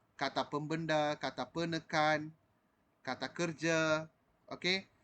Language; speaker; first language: Malay; non-native, local second language; Tamil